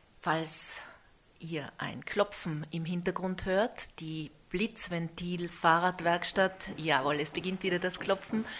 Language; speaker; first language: German; native; German